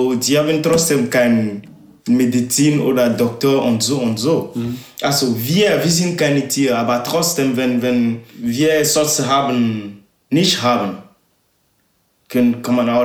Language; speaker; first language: German; non-native, learner; Ewe